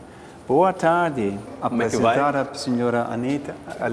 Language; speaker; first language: Portuguese; non-native, learner; German